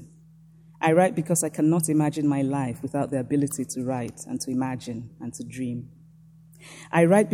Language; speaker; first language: English; native; English